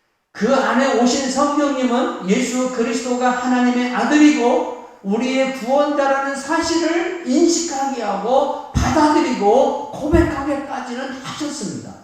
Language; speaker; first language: Korean; native; Korean